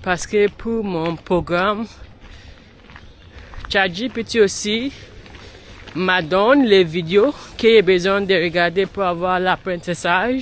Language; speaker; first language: French; non-native, learner; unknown